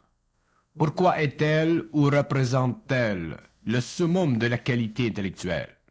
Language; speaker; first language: French; native; French